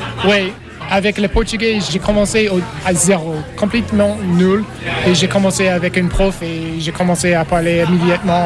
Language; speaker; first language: French; non-native, fluent; English